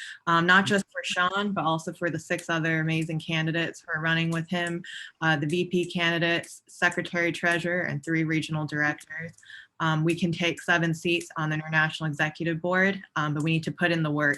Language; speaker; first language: English; native; English